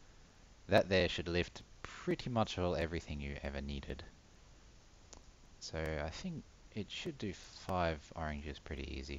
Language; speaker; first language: English; native; English